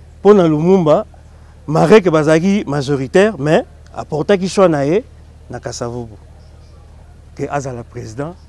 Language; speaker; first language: Lingala; non-native, local second language; Kongo